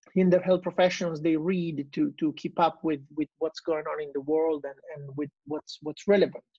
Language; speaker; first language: English; non-native, fluent; Italian